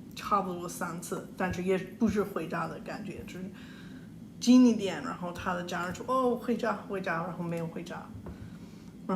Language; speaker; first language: Chinese; non-native, learner; English